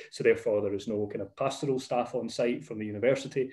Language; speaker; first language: English; native; English